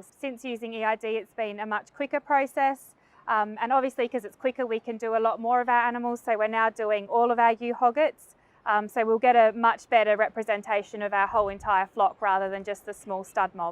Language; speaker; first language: English; native; English